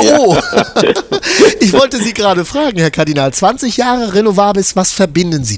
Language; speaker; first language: German; native; German